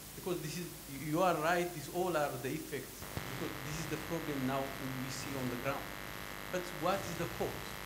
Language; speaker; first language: English; non-native, fluent; Amharic